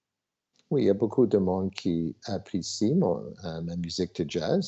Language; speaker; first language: French; non-native, local second language; English